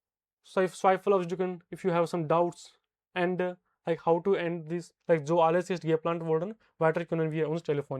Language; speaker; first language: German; non-native, fluent; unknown